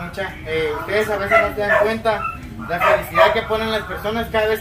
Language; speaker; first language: Spanish; native; Spanish